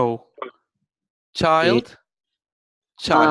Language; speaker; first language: English; non-native, fluent; Spanish